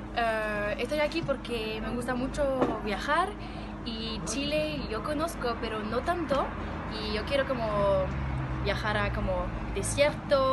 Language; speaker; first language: Spanish; non-native, learner; French